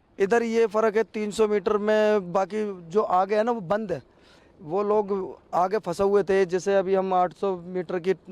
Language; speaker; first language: Hindi; native; Hindi